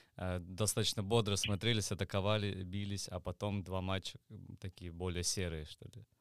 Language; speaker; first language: Russian; native; Russian